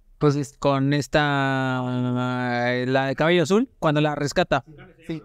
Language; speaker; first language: Spanish; native; Spanish